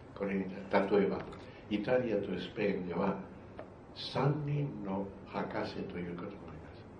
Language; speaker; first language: Japanese; non-native, fluent; Spanish